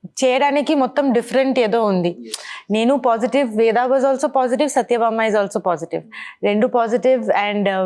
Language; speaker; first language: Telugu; non-native, learner; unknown